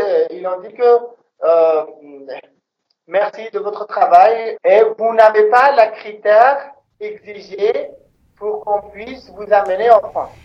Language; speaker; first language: French; non-native, local second language; Persian